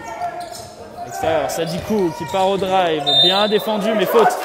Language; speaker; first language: French; native; French